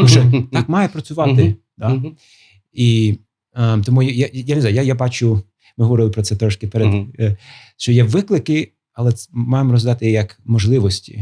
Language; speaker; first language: Ukrainian; non-native, fluent; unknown